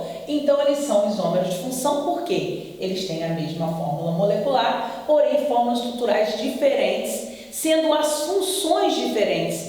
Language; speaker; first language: Portuguese; native; Portuguese